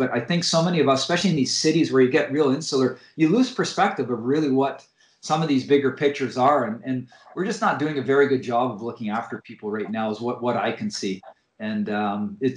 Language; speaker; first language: English; native; English